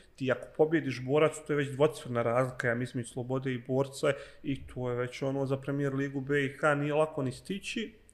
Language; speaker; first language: Bosnian; native; Bosnian